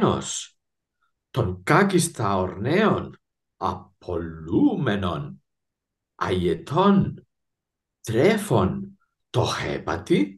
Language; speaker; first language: Greek; non-native, fluent; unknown